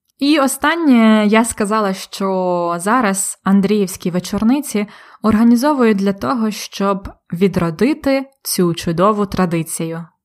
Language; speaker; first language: Ukrainian; native; Ukrainian